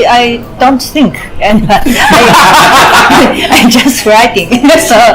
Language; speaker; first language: English; non-native, fluent; Japanese